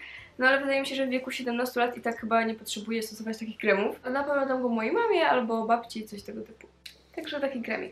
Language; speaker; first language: Polish; native; Polish